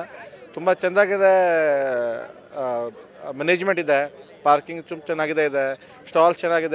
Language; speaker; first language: Kannada; non-native, learner; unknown